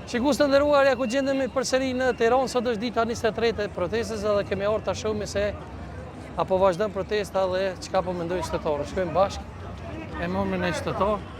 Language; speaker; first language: Albanian; native; Albanian